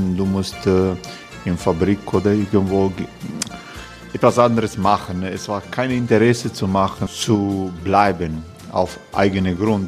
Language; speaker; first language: German; non-native, fluent; Croatian